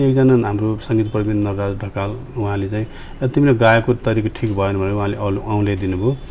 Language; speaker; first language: Nepali; non-native, local second language; Newari